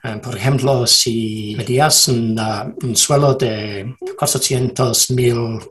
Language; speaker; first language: Spanish; non-native, learner; English